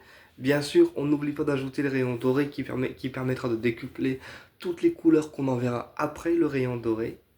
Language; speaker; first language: French; native; French